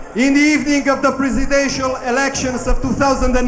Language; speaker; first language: English; non-native, fluent; Romanian